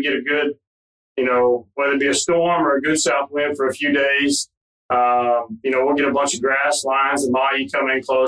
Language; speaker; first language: English; native; English